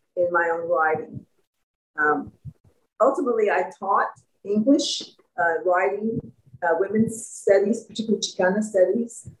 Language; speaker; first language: English; native; English